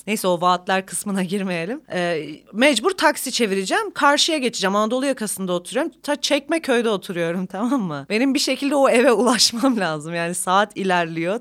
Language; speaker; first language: Turkish; native; Turkish